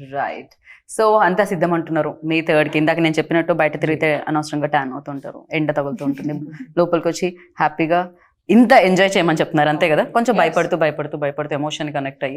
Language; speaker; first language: Telugu; native; Telugu